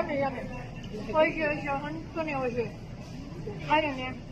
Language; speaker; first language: Japanese; non-native, learner; Filipino